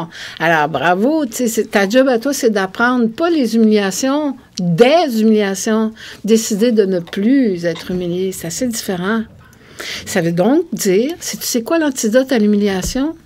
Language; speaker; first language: French; native; French